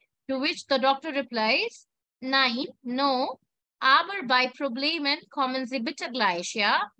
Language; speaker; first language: German; non-native, fluent; Hindi